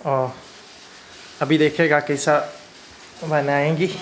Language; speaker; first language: Hindi; non-native, local second language; Mizo